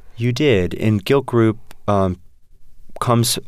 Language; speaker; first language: English; native; English